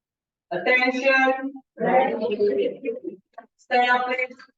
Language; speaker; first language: English; non-native, learner; Indonesian